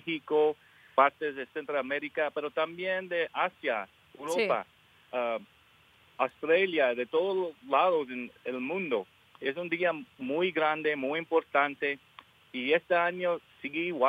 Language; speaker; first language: Spanish; early bilingual, heritage; English